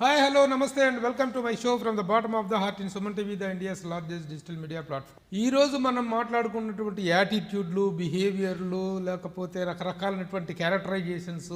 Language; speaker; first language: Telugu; native; Telugu